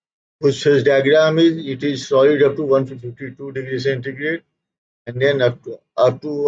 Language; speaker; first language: English; non-native, local second language; Hindi